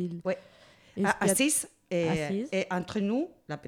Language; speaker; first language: French; non-native, learner; Spanish